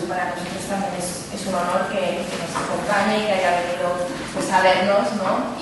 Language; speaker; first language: Spanish; native; Spanish